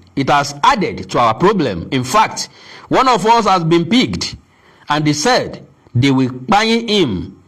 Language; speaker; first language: English; non-native, local second language; Yoruba